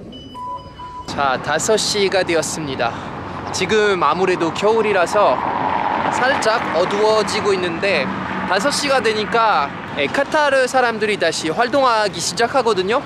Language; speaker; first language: Korean; non-native, fluent; French